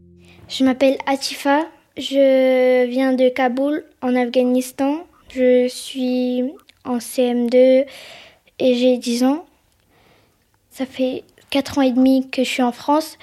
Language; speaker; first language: French; early bilingual, other home language; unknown